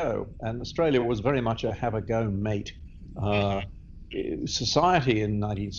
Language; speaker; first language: English; native; English